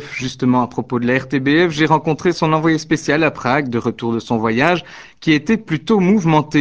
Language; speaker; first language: French; native; French